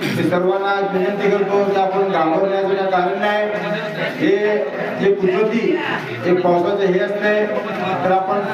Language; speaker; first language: Marathi; non-native, local second language; Kannada